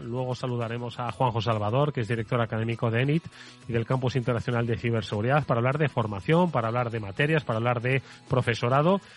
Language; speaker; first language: Spanish; native; Spanish